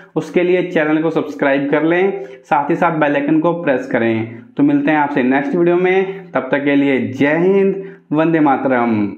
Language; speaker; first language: Hindi; native; Hindi